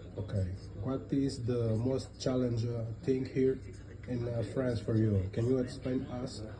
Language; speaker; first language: English; non-native, learner; Portuguese